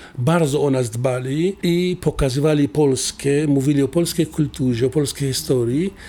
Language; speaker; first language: Polish; non-native, fluent; Assyrian Neo-Aramaic